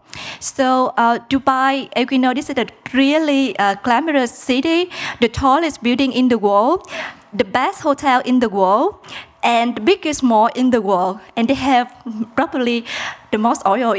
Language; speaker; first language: English; non-native, fluent; Vietnamese